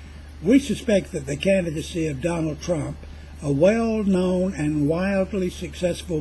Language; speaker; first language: English; native; English